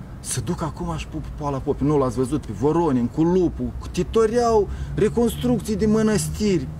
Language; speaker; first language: Romanian; native; Romanian